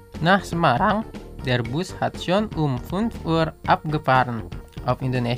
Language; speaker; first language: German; non-native, fluent; Indonesian